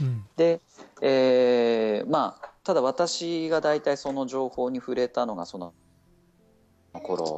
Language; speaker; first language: Japanese; native; Japanese